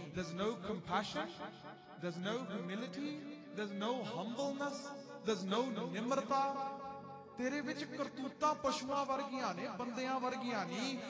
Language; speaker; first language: Punjabi; early bilingual, heritage; Punjabi